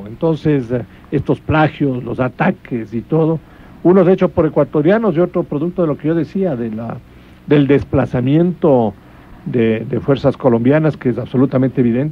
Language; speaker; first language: Spanish; native; Spanish